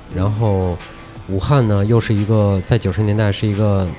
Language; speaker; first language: Chinese; native; Chinese